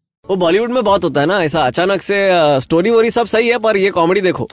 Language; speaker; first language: Hindi; native; Hindi